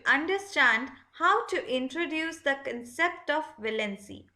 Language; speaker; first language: English; non-native, local second language; Punjabi